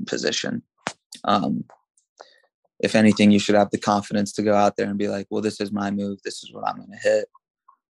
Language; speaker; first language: English; native; English